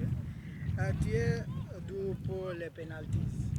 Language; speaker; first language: French; non-native, learner; Swahili